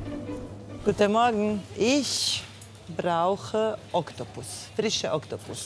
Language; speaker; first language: German; non-native, fluent; Croatian